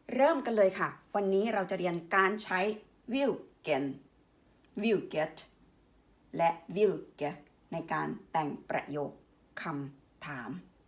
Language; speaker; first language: Thai; native; Thai